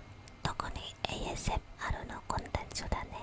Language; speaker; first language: Japanese; non-native, fluent; Indonesian